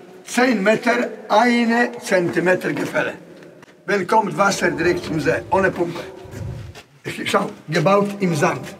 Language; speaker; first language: German; non-native, learner; Polish